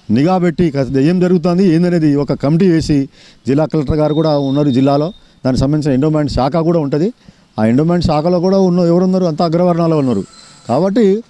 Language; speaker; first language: Telugu; non-native, local second language; Lambadi